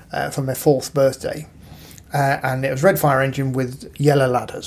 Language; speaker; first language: English; native; English